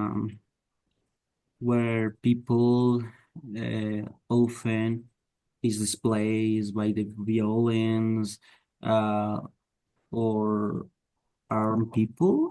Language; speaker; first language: English; non-native, learner; Spanish